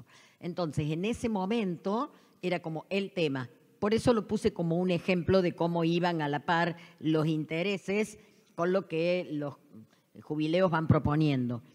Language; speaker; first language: Spanish; native; Spanish